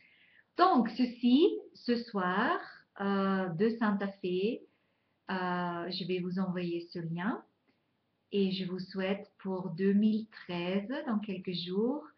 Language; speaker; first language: French; non-native, fluent; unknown